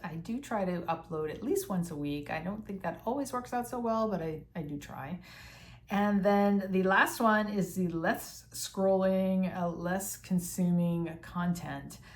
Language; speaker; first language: English; native; English